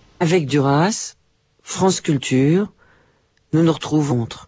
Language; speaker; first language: French; native; French